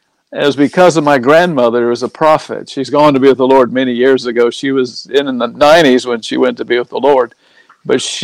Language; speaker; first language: English; native; English